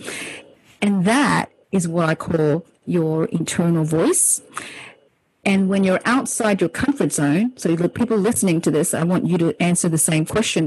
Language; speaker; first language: English; native; English